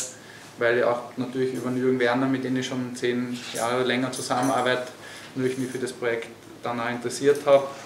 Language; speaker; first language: German; native; German